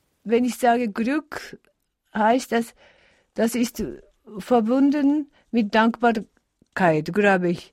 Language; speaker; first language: German; non-native, fluent; Japanese